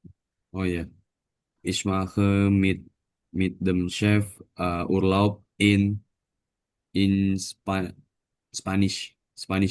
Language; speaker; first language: German; non-native, learner; Indonesian